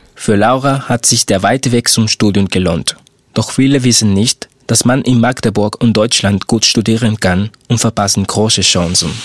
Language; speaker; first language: German; non-native, fluent; Spanish